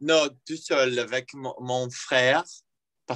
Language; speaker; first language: French; non-native, learner; Portuguese